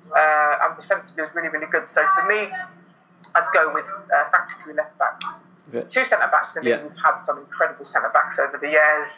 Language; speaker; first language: English; native; English